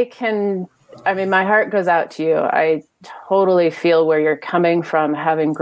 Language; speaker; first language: English; native; English